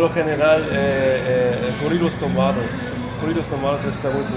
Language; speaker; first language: Spanish; non-native, learner; English